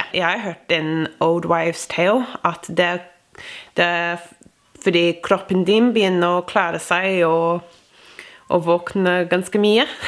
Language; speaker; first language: Norwegian; non-native, fluent; English